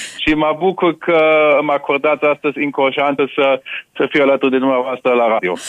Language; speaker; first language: Romanian; non-native, fluent; German